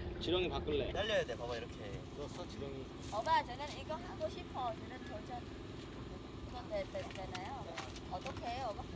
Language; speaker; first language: Korean; native; Korean